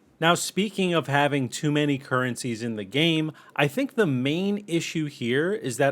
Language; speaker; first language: English; native; English